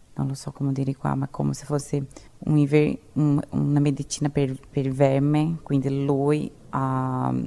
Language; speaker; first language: Italian; non-native, fluent; Portuguese